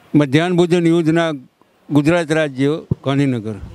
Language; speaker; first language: Hindi; non-native, local second language; Gujarati